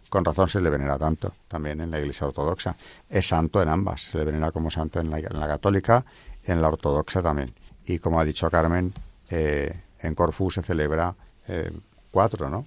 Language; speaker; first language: Spanish; native; Spanish